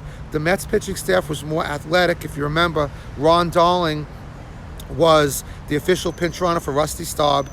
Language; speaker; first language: English; native; English